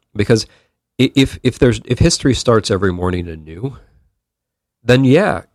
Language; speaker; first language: English; native; English